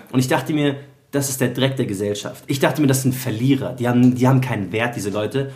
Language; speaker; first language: German; early bilingual, other home language; Arabic